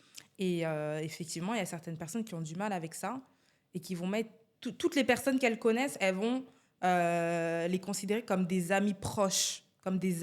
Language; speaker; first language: French; native; French